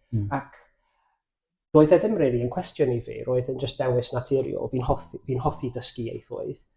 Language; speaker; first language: Welsh; non-native, fluent; English